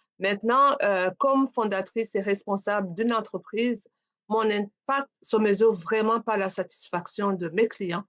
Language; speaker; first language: French; non-native, local second language; Rundi